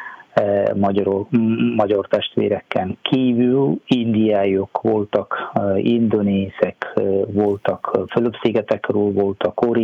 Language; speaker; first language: Hungarian; non-native, fluent; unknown